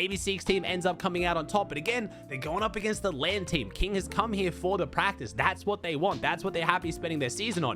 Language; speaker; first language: English; native; English